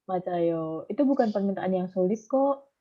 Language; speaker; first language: Indonesian; native; Indonesian